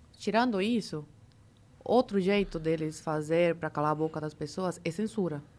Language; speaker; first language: Portuguese; early bilingual, other home language; Spanish